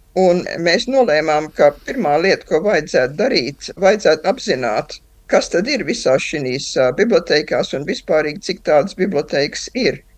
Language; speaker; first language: Latvian; early bilingual, heritage; Latvian